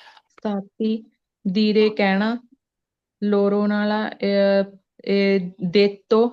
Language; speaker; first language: Italian; non-native, learner; Punjabi